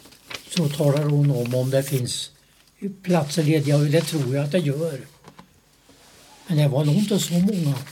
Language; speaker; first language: Swedish; native; Swedish